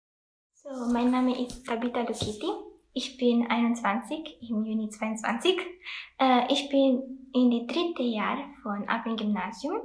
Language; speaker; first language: German; non-native, learner; Italian